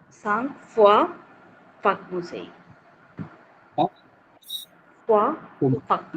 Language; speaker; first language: French; non-native, learner; Bangla